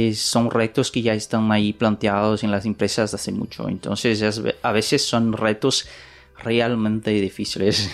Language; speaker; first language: Spanish; non-native, learner; Portuguese